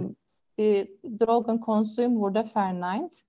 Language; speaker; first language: German; non-native, learner; Turkish